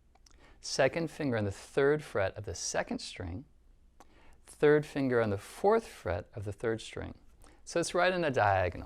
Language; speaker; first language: English; native; English